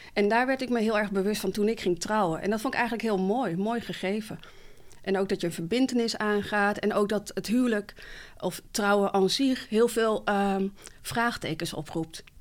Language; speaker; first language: Dutch; early bilingual, other home language; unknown